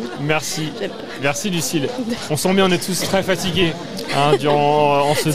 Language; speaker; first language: French; native; French